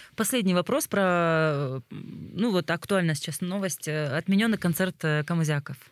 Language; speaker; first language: Russian; native; Russian